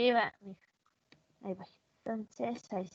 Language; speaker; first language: Spanish; native; Spanish